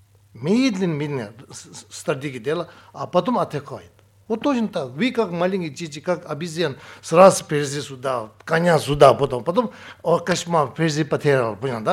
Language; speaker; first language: Russian; non-native, learner; Tibetan